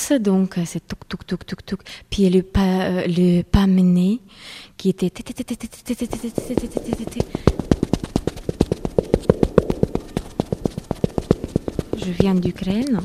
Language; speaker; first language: French; non-native, fluent; Ukrainian